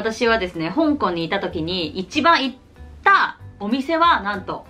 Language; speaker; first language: Japanese; non-native, fluent; Cantonese